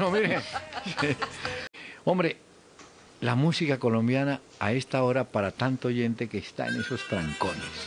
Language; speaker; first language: Spanish; native; Spanish